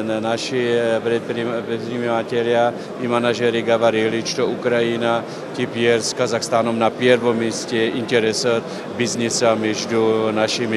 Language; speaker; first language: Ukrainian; non-native, learner; Czech